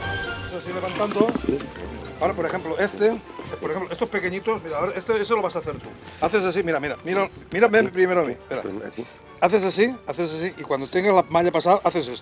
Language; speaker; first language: Spanish; native; Spanish